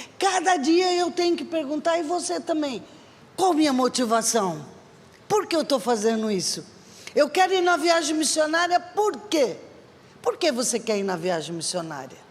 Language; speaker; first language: Portuguese; native; Portuguese